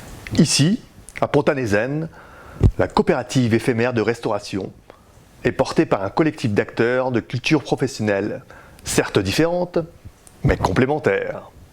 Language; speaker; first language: French; native; French